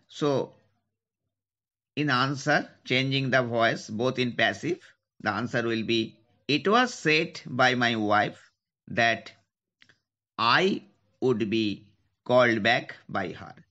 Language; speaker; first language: English; non-native, local second language; Bangla